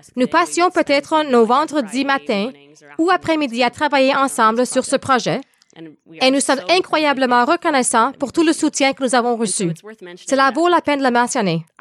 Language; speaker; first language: French; native; French